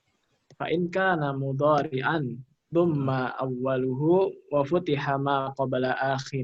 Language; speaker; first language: Arabic; non-native, learner; Indonesian